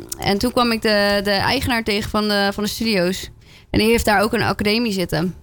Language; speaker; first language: Dutch; early bilingual, other home language; French